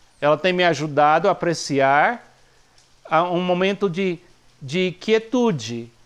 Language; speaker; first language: Portuguese; non-native, fluent; English